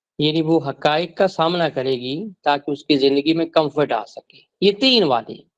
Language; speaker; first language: Urdu; non-native, local second language; Punjabi